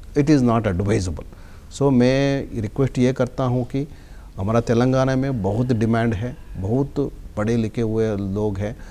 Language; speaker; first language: Hindi; non-native, local second language; Telugu